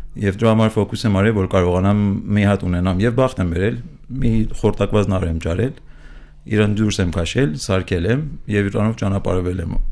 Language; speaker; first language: Armenian; early bilingual, heritage; Armenian